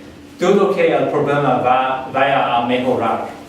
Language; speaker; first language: Spanish; non-native, learner; English